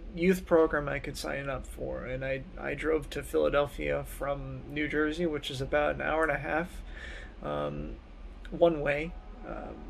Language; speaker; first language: English; native; English